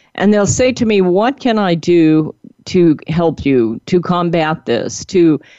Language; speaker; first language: English; native; English